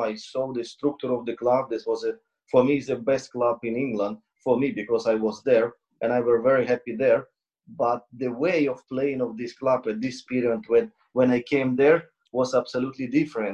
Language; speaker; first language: English; non-native, learner; Ukrainian